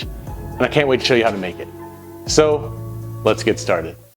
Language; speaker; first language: English; native; English